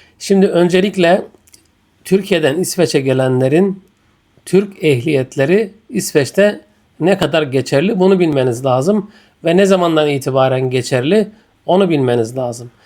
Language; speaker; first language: Turkish; native; Turkish